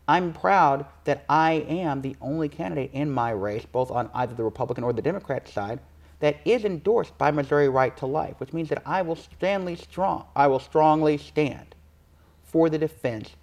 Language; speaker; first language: English; native; English